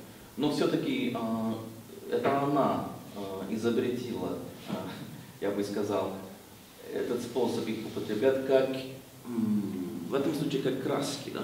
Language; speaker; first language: Russian; non-native, fluent; Swedish